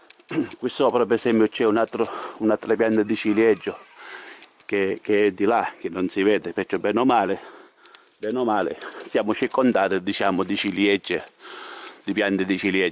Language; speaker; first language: Italian; native; Italian